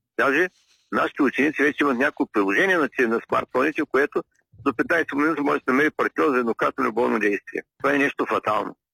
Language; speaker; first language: Bulgarian; native; Bulgarian